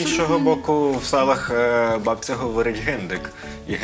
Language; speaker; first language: Ukrainian; native; Ukrainian